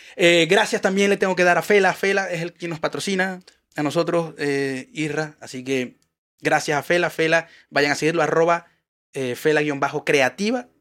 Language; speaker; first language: Spanish; native; Spanish